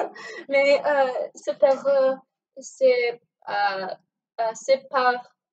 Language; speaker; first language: French; non-native, learner; English